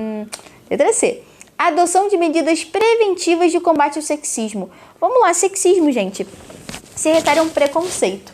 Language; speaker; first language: Portuguese; native; Portuguese